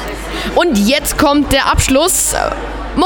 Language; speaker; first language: German; native; German